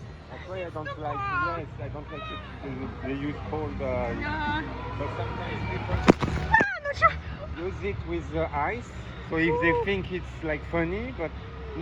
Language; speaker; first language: English; non-native, fluent; French